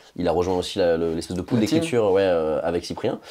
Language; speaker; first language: French; native; French